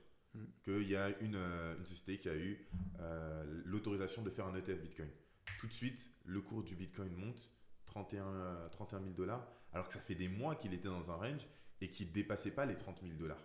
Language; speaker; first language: French; native; French